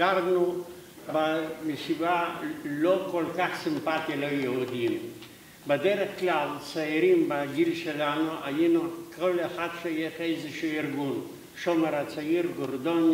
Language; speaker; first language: Hebrew; non-native, fluent; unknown